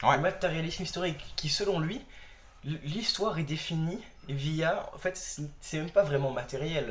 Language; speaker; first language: French; native; French